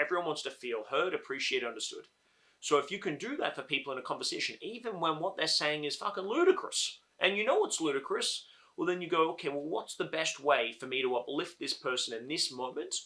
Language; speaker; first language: English; native; English